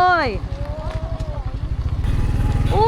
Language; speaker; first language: Korean; native; Korean